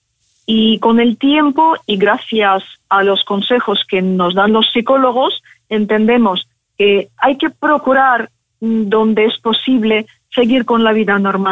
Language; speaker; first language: Spanish; non-native, fluent; Ukrainian